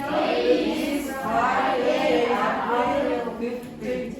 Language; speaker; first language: English; non-native, learner; Mongolian